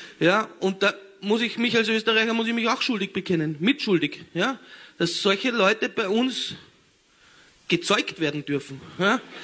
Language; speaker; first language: German; native; German